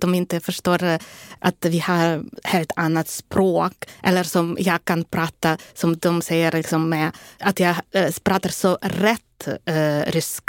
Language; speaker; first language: Swedish; non-native, fluent; Ukrainian